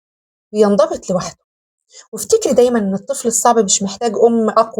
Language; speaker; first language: Arabic; native; Arabic